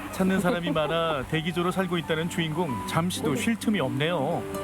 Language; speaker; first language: Korean; native; Korean